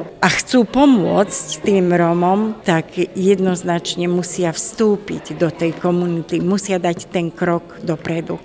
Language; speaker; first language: Slovak; non-native, local second language; Romany